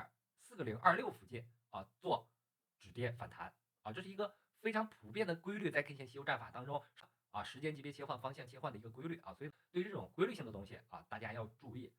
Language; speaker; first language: Chinese; native; Chinese